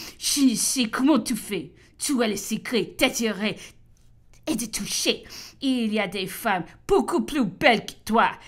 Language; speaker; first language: French; non-native, fluent; English